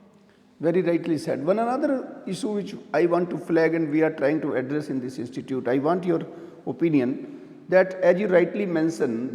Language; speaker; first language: English; non-native, local second language; Hindi